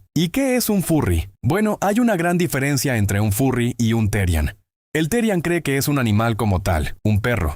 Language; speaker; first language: Spanish; native; Spanish